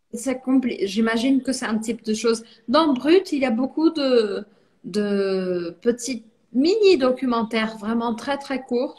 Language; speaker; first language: French; non-native, fluent; Portuguese